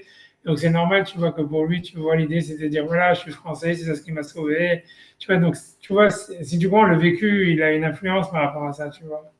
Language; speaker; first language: French; native; French